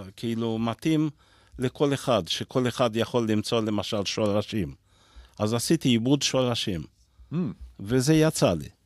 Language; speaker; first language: Hebrew; non-native, fluent; Romanian